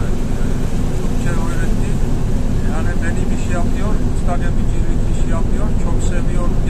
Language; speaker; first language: Turkish; non-native, learner; Georgian